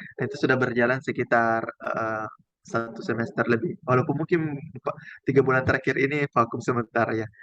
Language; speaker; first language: Indonesian; native; Indonesian